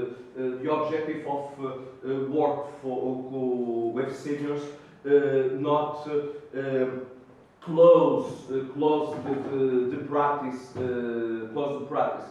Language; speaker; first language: English; non-native, learner; Portuguese